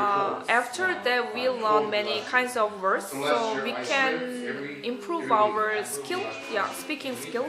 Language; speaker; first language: English; non-native, learner; Korean